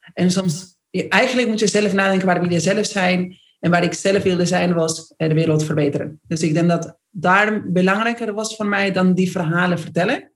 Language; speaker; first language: Dutch; non-native, fluent; Spanish